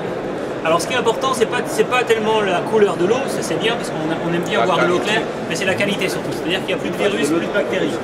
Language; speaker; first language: French; native; French